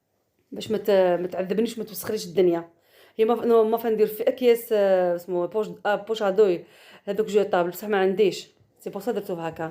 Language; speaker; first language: Arabic; native; Arabic